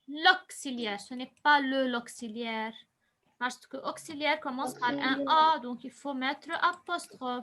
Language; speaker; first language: French; non-native, local second language; Arabic